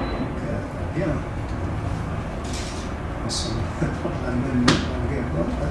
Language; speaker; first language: French; non-native, local second language; Arabic